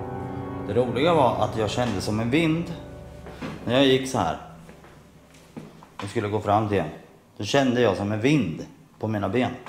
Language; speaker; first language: Swedish; native; Swedish